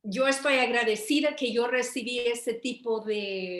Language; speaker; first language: Spanish; early bilingual, heritage; Spanish